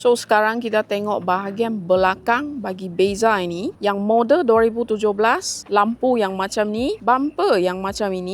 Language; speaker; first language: Malay; native; Malay